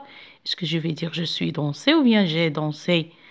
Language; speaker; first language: French; non-native, local second language; Arabic